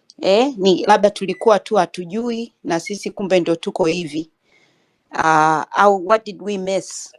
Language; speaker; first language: Swahili; native; Swahili